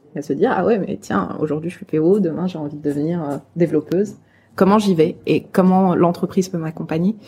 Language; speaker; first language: French; native; French